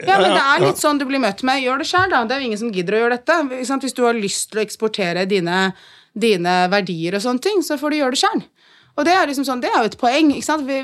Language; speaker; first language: Norwegian; early bilingual, other home language; Arabic